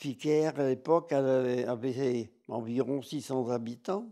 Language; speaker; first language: French; non-native, local second language; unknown